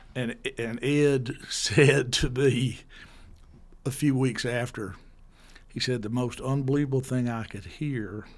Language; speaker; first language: English; native; English